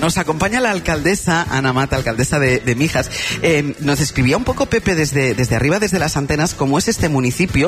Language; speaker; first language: Spanish; native; Spanish